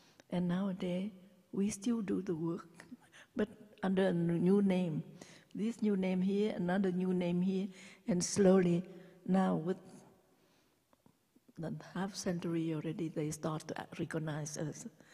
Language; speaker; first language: English; non-native, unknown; Vietnamese